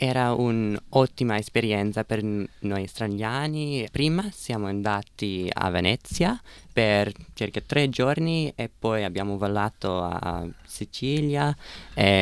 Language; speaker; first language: Italian; non-native, learner; English